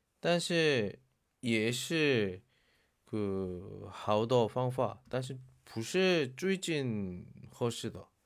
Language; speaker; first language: Chinese; non-native, learner; Korean